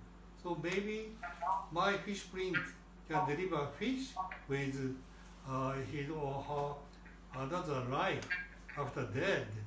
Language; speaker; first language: English; non-native, learner; Japanese